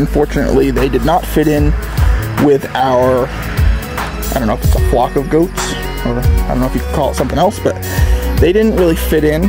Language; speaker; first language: English; native; English